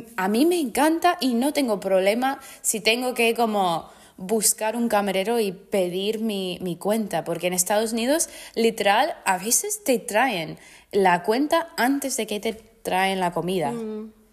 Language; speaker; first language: Spanish; non-native, fluent; English